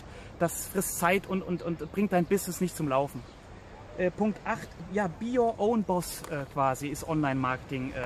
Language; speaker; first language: German; native; German